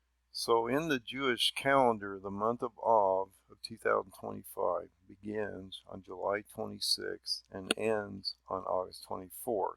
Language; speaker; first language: English; native; English